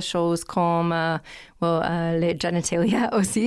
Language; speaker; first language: French; non-native, learner; English